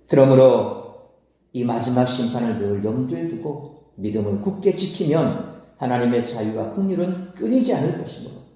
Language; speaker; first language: Korean; native; Korean